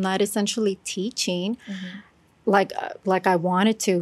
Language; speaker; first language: English; native; English